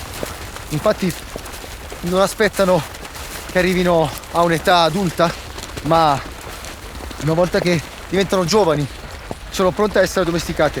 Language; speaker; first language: Italian; native; Italian